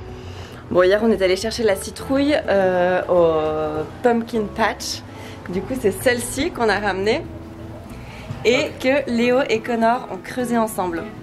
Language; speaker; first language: French; native; French